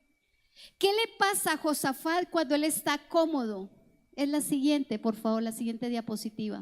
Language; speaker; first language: Spanish; native; Spanish